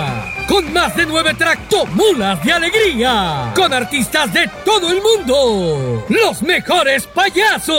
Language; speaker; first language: Spanish; native; Spanish